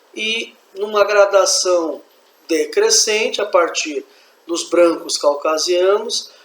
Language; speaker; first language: Portuguese; native; Portuguese